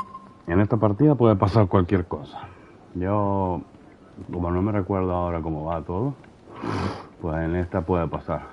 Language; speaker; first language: Spanish; non-native, fluent; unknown